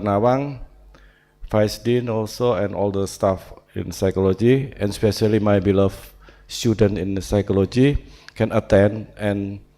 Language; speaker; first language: English; non-native, learner; Indonesian